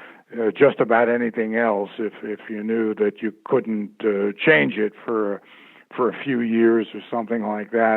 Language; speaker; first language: English; native; English